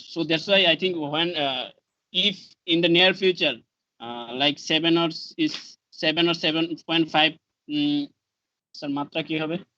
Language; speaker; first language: English; non-native, learner; Bangla